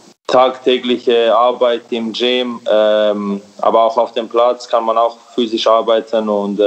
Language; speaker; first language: German; early bilingual, other home language; Serbian